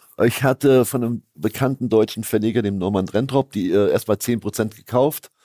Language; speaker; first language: German; native; German